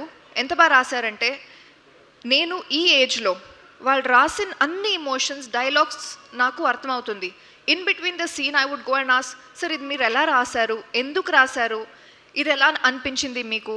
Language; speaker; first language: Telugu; non-native, local second language; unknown